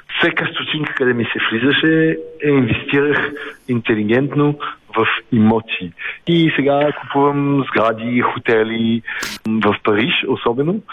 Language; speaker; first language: Bulgarian; early bilingual, heritage; Bulgarian